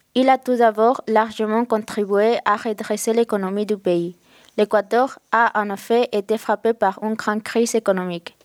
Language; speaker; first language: French; non-native, fluent; Spanish